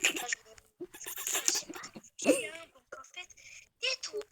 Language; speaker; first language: French; native; French